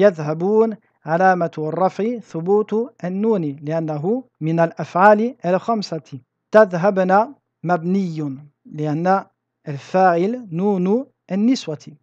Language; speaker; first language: Arabic; non-native, fluent; French